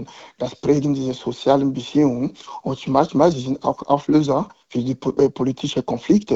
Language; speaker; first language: German; non-native, learner; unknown